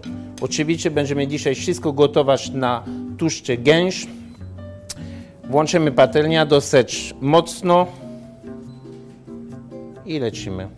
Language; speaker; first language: Polish; non-native, learner; French